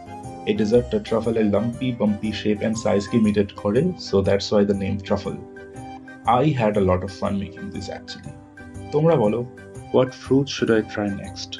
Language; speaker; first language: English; non-native, local second language; Bangla